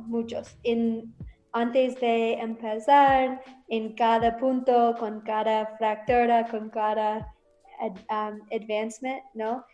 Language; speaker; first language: Spanish; non-native, learner; English